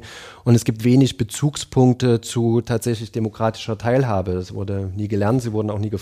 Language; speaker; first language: German; native; German